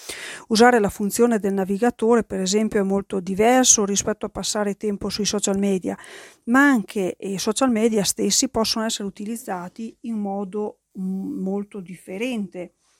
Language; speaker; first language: Italian; native; Italian